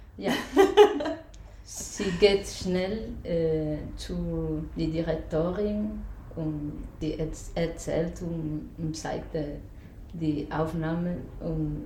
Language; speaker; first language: German; non-native, fluent; Spanish